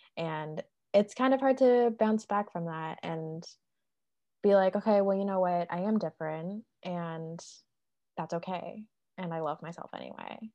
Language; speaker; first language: English; native; English